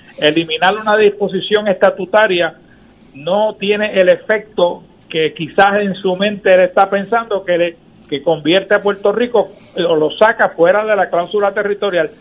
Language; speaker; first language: Spanish; native; Spanish